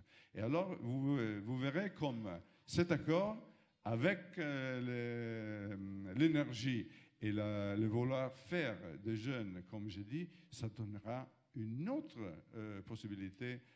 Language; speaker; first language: French; non-native, fluent; Italian